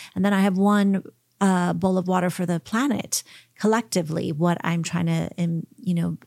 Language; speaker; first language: English; early bilingual, heritage; English